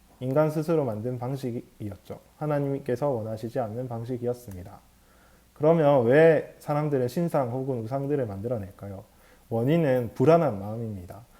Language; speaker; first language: Korean; native; Korean